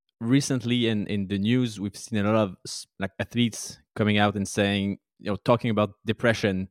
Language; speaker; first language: English; non-native, fluent; French